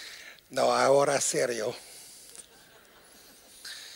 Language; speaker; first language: Spanish; non-native, fluent; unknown